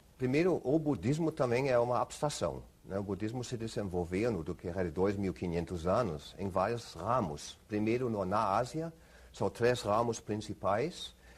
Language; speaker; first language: Portuguese; non-native, fluent; German